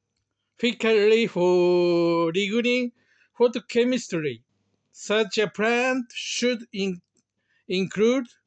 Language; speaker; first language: English; non-native, learner; Japanese